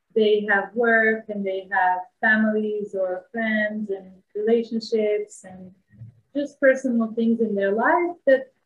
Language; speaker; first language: English; non-native, fluent; Bosnian